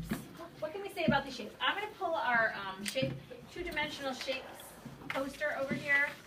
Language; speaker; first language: English; native; English